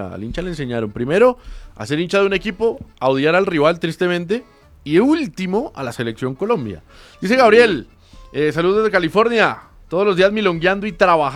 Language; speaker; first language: Spanish; native; Spanish